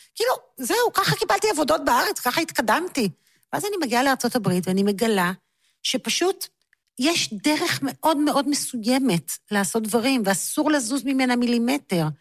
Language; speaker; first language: Hebrew; native; Hebrew